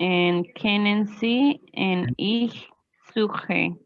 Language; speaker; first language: German; non-native, learner; Spanish